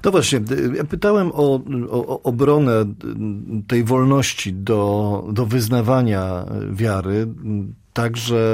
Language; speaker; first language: Polish; native; Polish